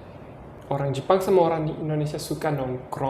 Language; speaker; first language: Indonesian; non-native, learner; Japanese